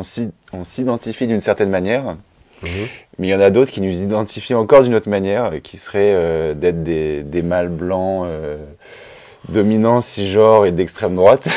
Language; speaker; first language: French; native; French